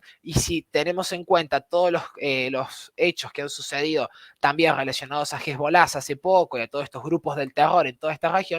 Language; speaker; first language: Spanish; native; Spanish